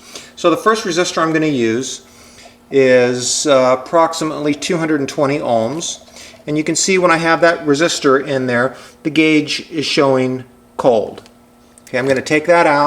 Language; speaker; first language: English; native; English